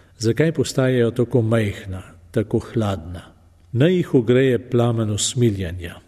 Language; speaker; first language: Slovenian; native; Slovenian